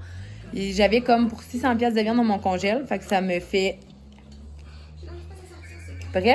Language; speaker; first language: French; native; French